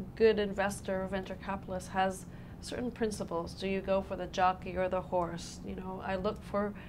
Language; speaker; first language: English; native; English